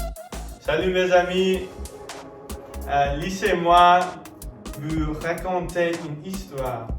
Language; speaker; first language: French; non-native, learner; English